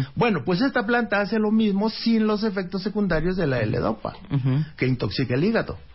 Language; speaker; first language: Spanish; native; Spanish